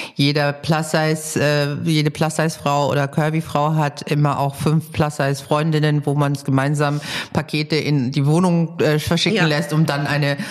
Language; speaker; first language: German; early bilingual, other home language; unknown